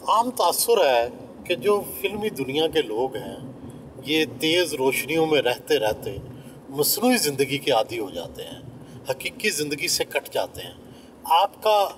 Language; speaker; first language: Urdu; non-native, local second language; Punjabi